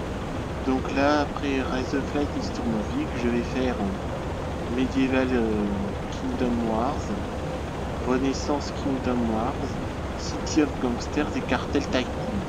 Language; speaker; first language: French; native; French